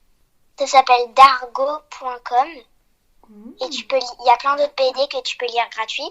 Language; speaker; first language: French; early bilingual, heritage; French